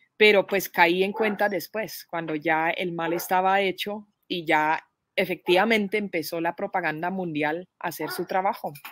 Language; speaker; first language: Spanish; non-native, fluent; Dutch